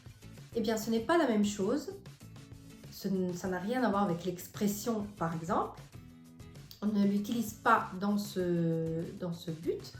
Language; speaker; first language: French; non-native, fluent; Italian